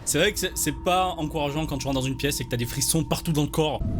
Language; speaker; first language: French; native; French